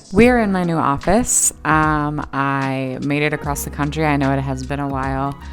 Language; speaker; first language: English; native; English